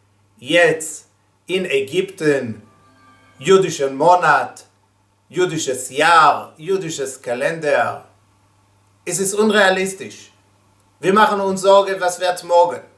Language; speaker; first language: German; non-native, fluent; Hebrew